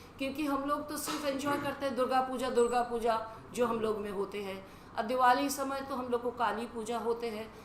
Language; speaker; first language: Hindi; non-native, local second language; Bangla